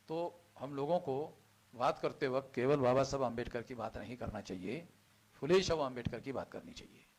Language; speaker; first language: Hindi; non-native, local second language; Marathi